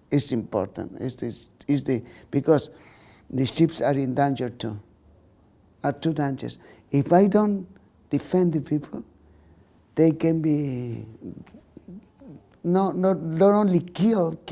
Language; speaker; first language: English; non-native, learner; Spanish